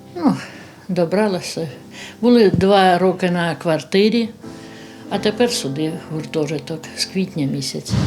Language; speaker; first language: Ukrainian; native; Ukrainian